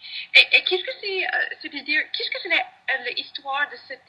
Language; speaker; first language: French; non-native, learner; English